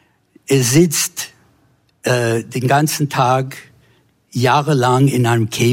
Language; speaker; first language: German; non-native, fluent; English